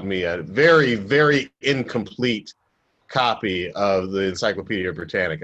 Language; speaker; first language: English; native; English